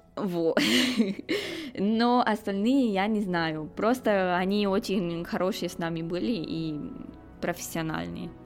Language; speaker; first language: Russian; non-native, fluent; Romanian